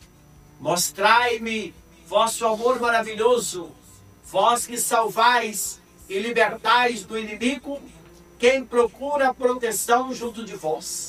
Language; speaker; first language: Portuguese; native; Portuguese